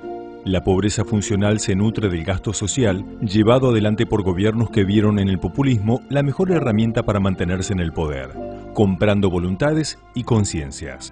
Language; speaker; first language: Spanish; native; Spanish